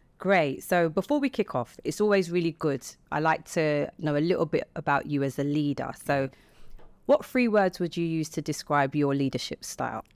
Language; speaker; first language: English; native; English